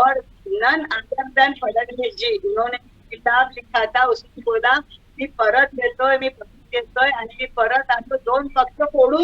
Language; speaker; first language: Hindi; non-native, local second language; Marathi